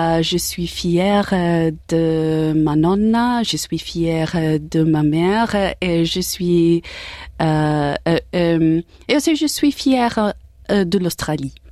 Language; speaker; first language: French; non-native, learner; English